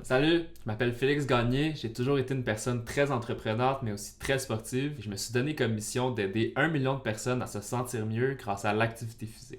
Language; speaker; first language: French; native; French